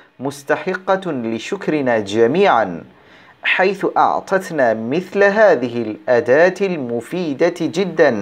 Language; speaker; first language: Arabic; non-native, fluent; Bangla